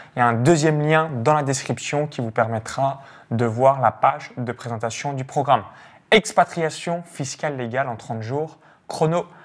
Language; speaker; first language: French; native; French